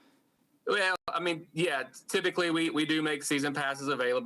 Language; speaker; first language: English; native; English